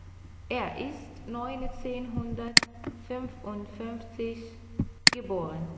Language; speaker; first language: German; non-native, fluent; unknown